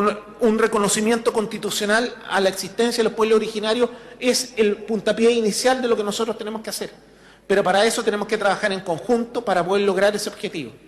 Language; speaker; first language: Spanish; native; Spanish